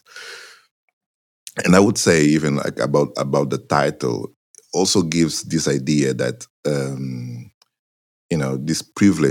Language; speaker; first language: English; non-native, fluent; Portuguese